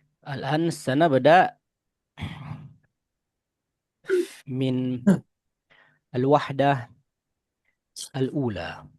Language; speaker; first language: Arabic; non-native, fluent; Indonesian